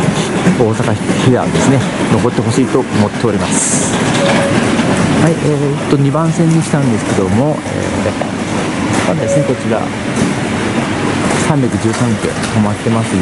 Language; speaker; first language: Japanese; native; Japanese